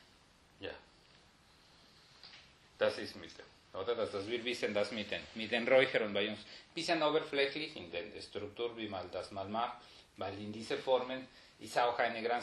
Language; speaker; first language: German; non-native, fluent; Spanish